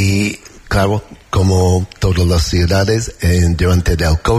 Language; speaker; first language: Spanish; non-native, learner; English